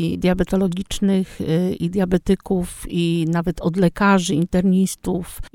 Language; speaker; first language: Polish; native; Polish